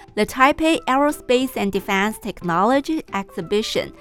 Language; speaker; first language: English; non-native, fluent; Chinese